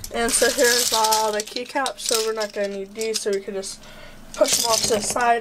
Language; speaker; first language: English; native; English